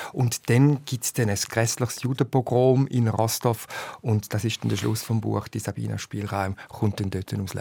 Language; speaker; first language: German; native; German